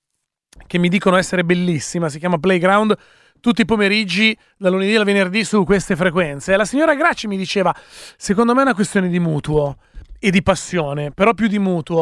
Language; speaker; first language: Italian; native; Italian